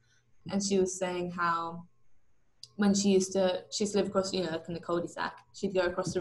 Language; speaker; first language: English; native; English